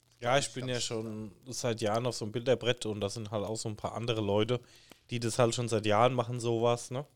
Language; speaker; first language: German; native; German